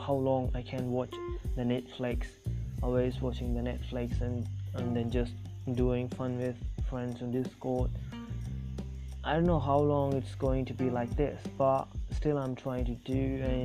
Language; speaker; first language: English; non-native, local second language; Tamil